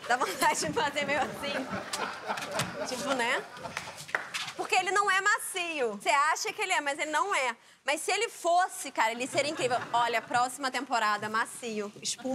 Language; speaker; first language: Portuguese; native; Portuguese